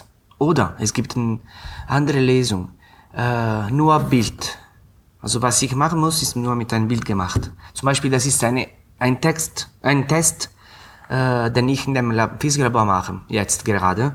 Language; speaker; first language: German; non-native, fluent; Italian